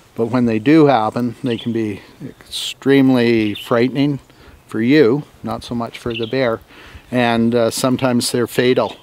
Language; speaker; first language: English; native; English